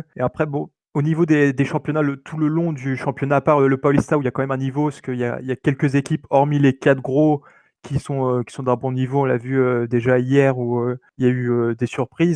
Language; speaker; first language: French; native; French